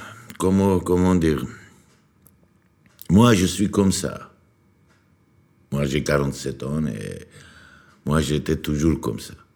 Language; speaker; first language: French; non-native, learner; Georgian